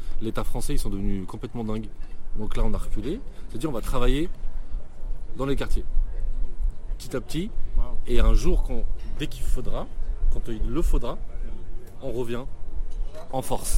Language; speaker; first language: French; native; French